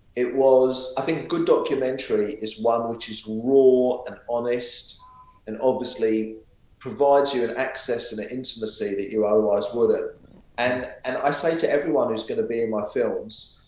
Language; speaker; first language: English; native; English